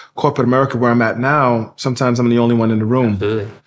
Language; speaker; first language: English; native; English